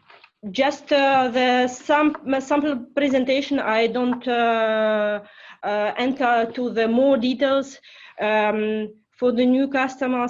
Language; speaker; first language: English; non-native, fluent; French